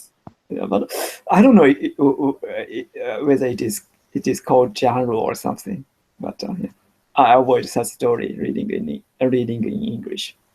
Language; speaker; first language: English; non-native, learner; Japanese